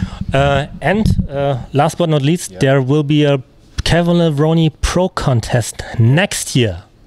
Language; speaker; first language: English; non-native, fluent; German